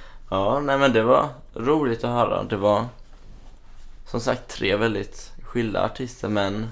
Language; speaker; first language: Swedish; native; Swedish